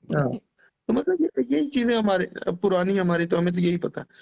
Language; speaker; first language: Urdu; non-native, local second language; Punjabi